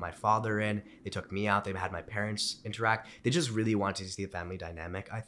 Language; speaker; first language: English; early bilingual, other home language; Romanian